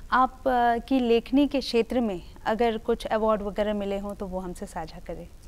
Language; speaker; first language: Hindi; native; Hindi